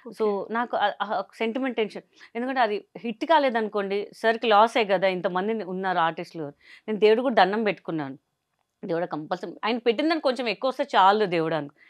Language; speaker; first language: Telugu; non-native, local second language; Hindi